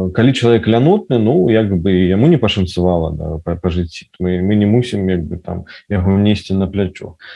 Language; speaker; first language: Belarusian; non-native, local second language; Russian